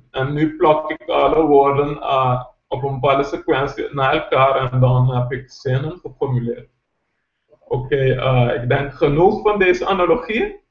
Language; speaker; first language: Dutch; non-native, local second language; Papiamento